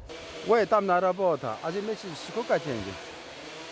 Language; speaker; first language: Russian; non-native, learner; Korean